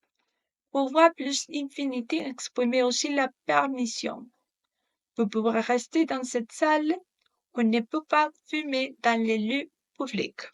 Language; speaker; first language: French; non-native, learner; Spanish